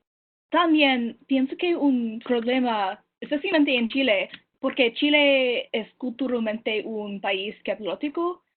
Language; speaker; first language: Spanish; non-native, learner; English